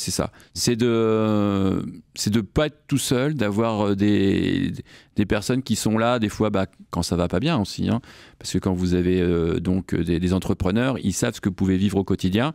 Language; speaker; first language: French; native; French